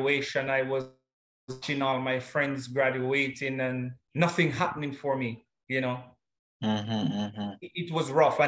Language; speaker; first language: English; non-native, local second language; Jamaican Creole English